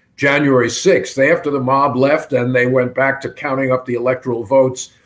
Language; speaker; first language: English; native; English